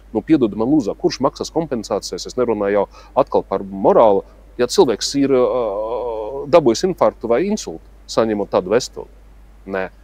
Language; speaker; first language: Latvian; non-native, local second language; Russian